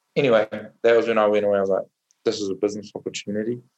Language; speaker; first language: English; native; English